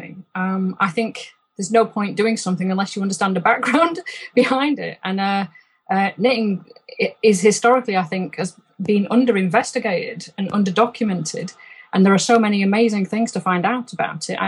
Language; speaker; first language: English; native; English